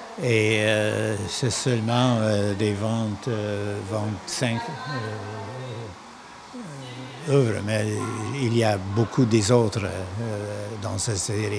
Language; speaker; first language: French; non-native, local second language; English